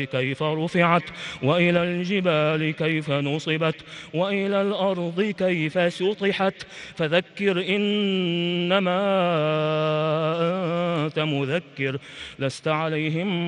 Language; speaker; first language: Arabic; native; Arabic